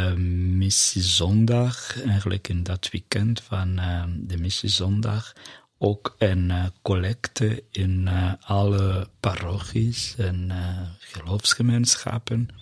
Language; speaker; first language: Dutch; non-native, fluent; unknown